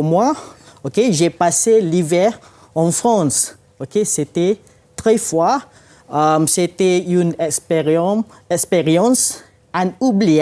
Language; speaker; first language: French; non-native, fluent; Malay